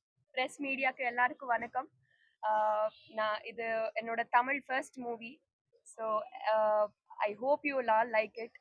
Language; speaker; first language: Tamil; non-native, fluent; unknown